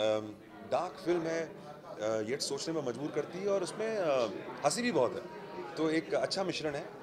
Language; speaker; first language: Hindi; native; Hindi